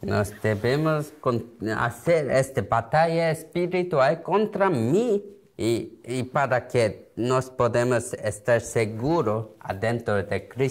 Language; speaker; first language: Spanish; non-native, learner; Korean